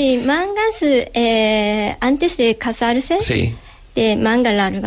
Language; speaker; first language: Spanish; non-native, learner; Japanese